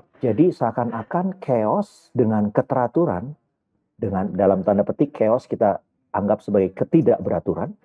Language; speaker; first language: Indonesian; native; Indonesian